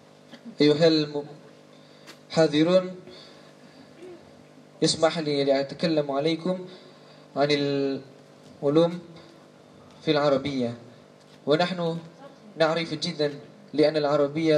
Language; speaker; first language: Arabic; non-native, learner; Indonesian